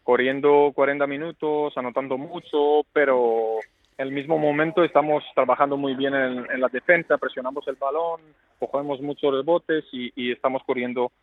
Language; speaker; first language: Spanish; non-native, fluent; Greek